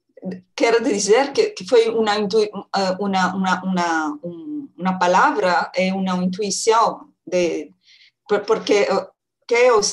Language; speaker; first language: Portuguese; non-native, learner; French